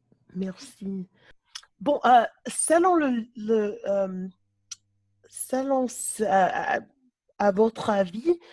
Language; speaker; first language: French; non-native, learner; English